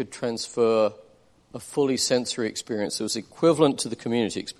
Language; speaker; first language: English; native; English